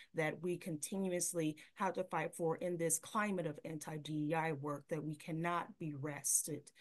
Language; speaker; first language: English; native; English